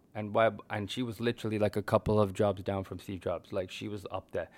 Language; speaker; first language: English; native; English